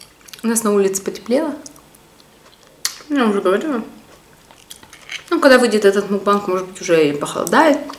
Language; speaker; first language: Russian; native; Russian